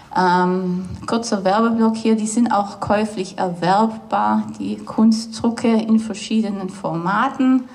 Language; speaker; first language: German; native; German